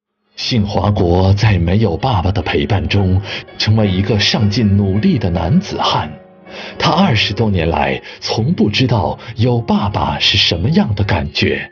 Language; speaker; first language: Chinese; native; Chinese